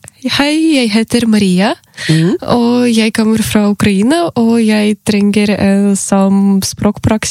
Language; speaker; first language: Norwegian; non-native, learner; Ukrainian